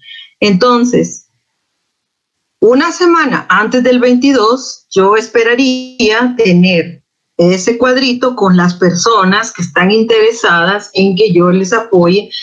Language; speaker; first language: Spanish; native; Spanish